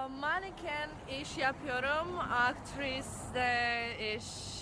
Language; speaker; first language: Turkish; non-native, learner; Russian